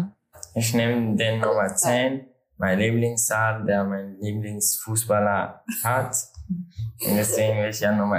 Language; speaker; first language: German; non-native, learner; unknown